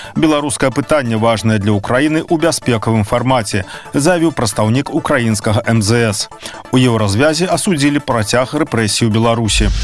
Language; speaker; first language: Belarusian; native; Belarusian